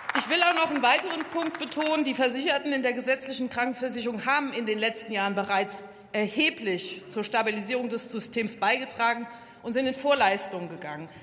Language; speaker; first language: German; native; German